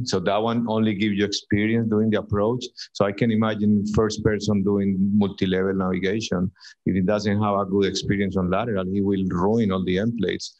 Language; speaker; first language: English; non-native, fluent; Spanish